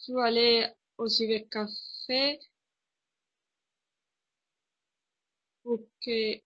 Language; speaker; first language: French; non-native, learner; Spanish